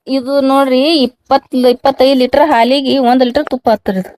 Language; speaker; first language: Kannada; native; Kannada